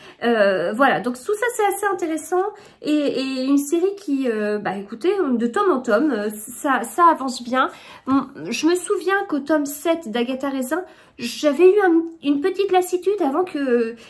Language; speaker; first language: French; native; French